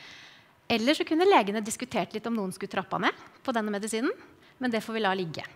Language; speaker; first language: Norwegian; native; Norwegian